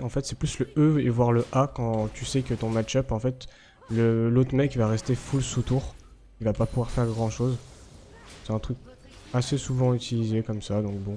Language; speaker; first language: French; native; French